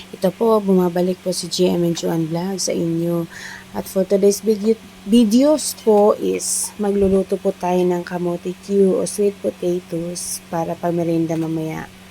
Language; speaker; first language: Filipino; non-native, local second language; Iloko